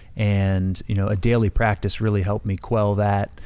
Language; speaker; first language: English; native; English